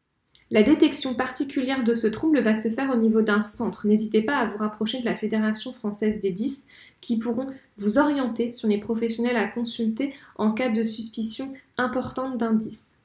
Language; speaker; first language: French; native; French